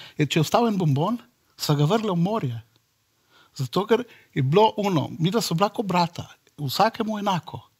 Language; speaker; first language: Slovenian; native; Slovenian